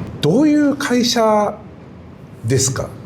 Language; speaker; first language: Japanese; native; Japanese